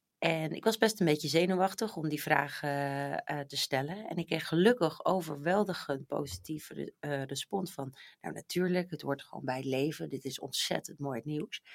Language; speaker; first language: Dutch; native; Dutch